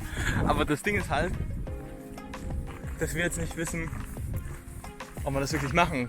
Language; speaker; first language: German; native; German